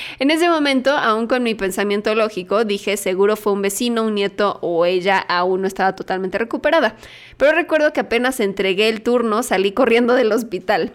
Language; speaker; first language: Spanish; native; Spanish